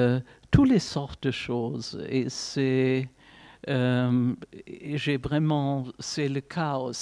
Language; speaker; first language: French; non-native, fluent; German